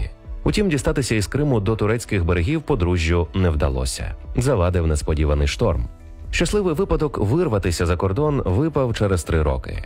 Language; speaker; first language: Ukrainian; native; Ukrainian